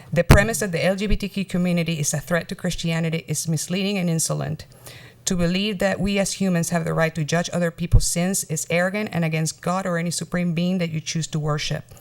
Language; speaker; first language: English; non-native, fluent; Spanish